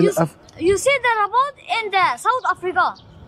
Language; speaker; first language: English; non-native, learner; Persian